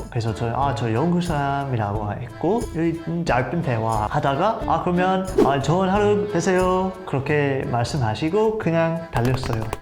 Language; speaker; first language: Korean; non-native, fluent; English